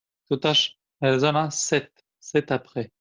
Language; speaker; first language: French; non-native, fluent; Albanian